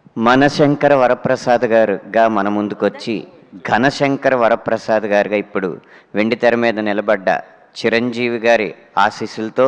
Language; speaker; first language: Telugu; native; Telugu